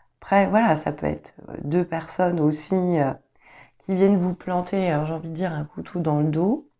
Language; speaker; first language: French; native; French